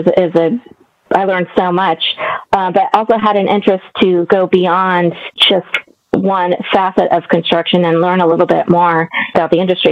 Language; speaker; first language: English; native; English